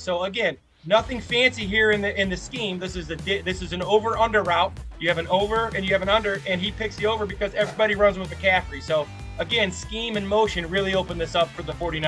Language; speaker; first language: English; native; English